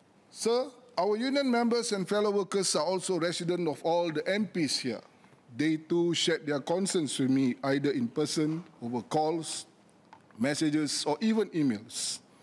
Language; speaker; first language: English; non-native, local second language; Malay